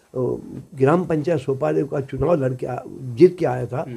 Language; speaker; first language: Hindi; native; Hindi